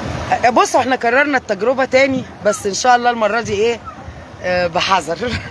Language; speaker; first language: Arabic; native; Arabic